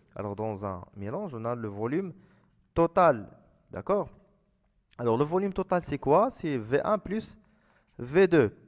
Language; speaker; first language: French; non-native, local second language; Arabic